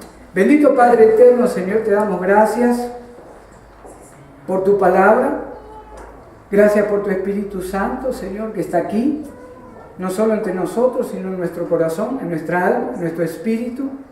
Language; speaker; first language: Spanish; native; Spanish